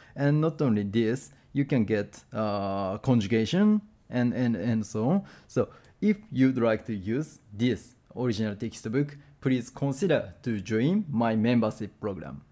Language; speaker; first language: English; non-native, fluent; Japanese